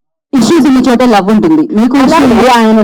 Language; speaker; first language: Telugu; native; Telugu